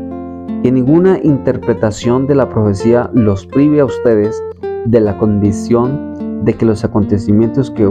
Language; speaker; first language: Spanish; native; Spanish